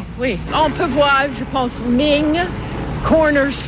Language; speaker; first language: French; non-native, fluent; English